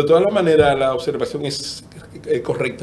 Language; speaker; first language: Spanish; native; Spanish